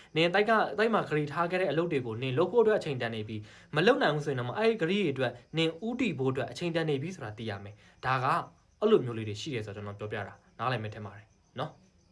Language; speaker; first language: Burmese; non-native, local second language; Shan